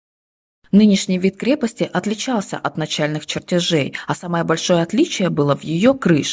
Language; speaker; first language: Russian; native; Russian